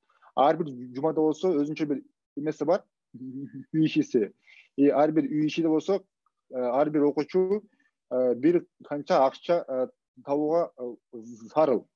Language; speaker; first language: Kyrgyz; non-native, local second language; Russian